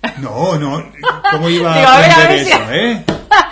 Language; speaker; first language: Spanish; non-native, fluent; English